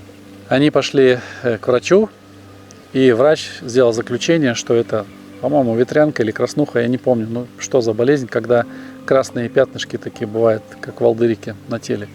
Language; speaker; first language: Russian; native; Russian